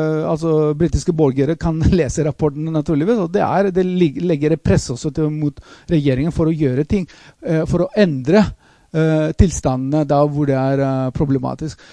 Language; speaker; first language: Norwegian; non-native, fluent; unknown